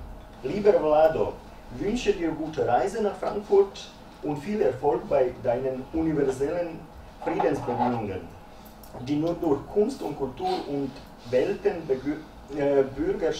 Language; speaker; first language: German; early bilingual, other home language; Croatian